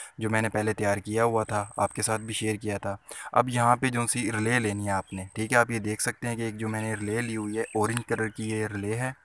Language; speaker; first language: Urdu; non-native, local second language; Punjabi